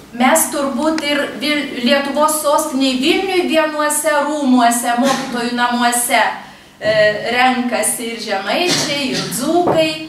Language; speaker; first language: Lithuanian; native; Lithuanian